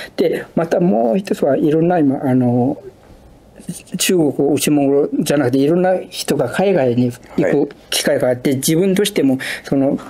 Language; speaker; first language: Japanese; non-native, fluent; Chinese